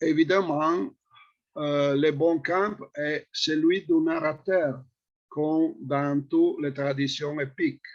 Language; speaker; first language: French; non-native, fluent; Italian